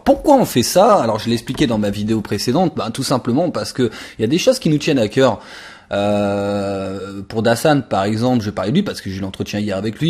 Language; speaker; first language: French; native; French